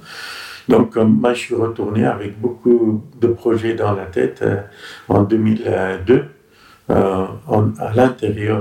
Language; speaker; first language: French; non-native, fluent; Persian